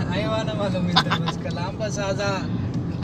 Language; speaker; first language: Arabic; non-native, learner; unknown